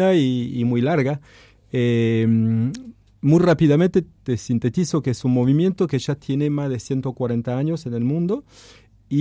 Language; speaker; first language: Spanish; non-native, fluent; French